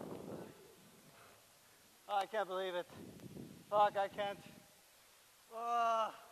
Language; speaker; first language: English; non-native, fluent; German